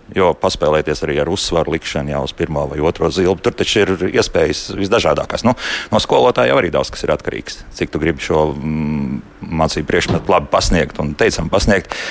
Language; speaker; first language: Latvian; native; Latvian